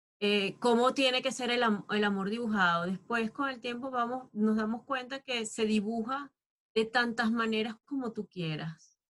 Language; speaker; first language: Spanish; native; Spanish